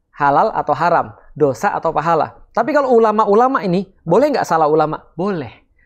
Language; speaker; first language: Indonesian; native; Indonesian